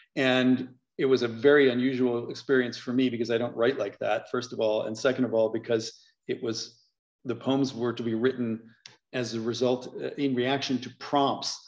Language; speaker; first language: English; native; English